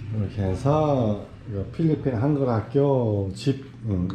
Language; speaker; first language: Korean; native; Korean